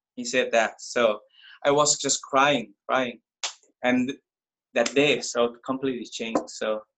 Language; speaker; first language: English; non-native, learner; Thai